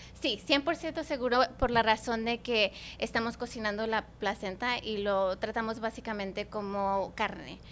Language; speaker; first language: Spanish; early bilingual, heritage; Spanish